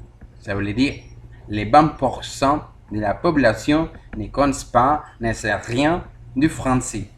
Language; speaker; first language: French; non-native, learner; Spanish